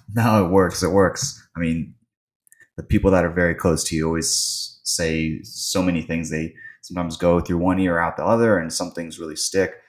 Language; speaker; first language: English; native; English